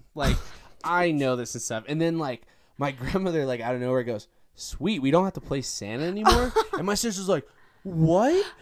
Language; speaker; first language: English; native; English